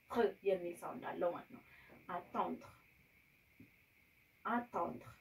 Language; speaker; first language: French; non-native, fluent; Amharic